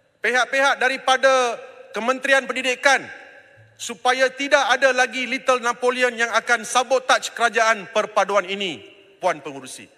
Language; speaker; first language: Malay; non-native, local second language; Tamil